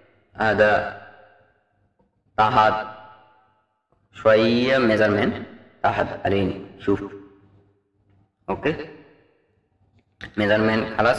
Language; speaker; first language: Arabic; non-native, learner; Bangla